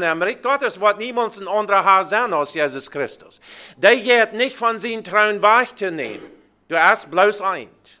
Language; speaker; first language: German; early bilingual, heritage; Plautdietsch